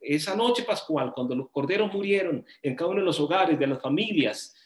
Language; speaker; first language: Spanish; native; Spanish